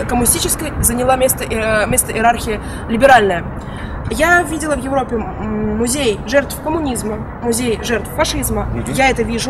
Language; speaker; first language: Russian; native; Russian